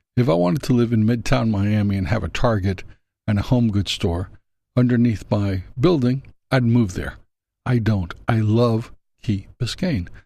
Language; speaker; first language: English; non-native, fluent; Spanish